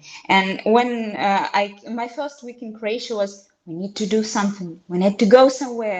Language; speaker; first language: English; non-native, fluent; Russian